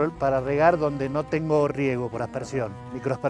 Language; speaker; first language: Spanish; native; Spanish